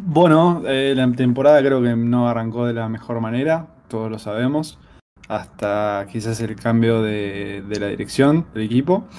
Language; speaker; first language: Spanish; native; Spanish